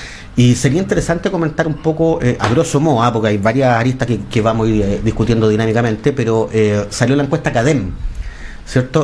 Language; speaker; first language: Spanish; native; Spanish